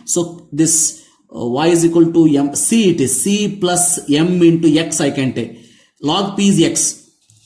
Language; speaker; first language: English; non-native, local second language; Kannada